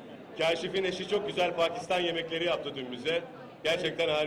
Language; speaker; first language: Turkish; native; Turkish